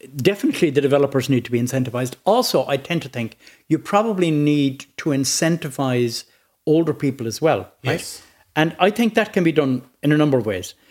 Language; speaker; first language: English; native; English